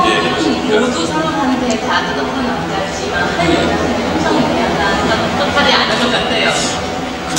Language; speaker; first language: Korean; non-native, learner; Chinese